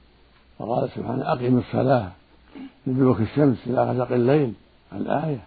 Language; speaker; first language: Arabic; native; Arabic